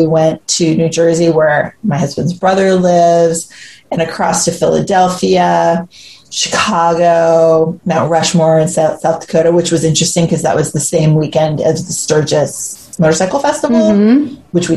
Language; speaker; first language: English; native; English